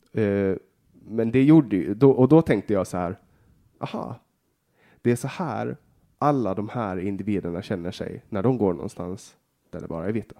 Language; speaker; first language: Swedish; native; Swedish